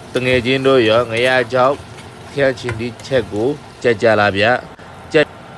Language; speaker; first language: Burmese; non-native, local second language; Mon